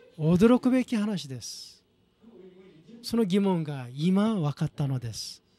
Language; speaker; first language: Japanese; non-native, fluent; Korean